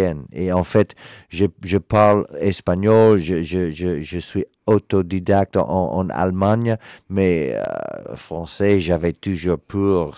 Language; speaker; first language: French; non-native, learner; English